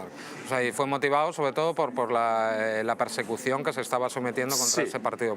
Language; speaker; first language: Spanish; native; Spanish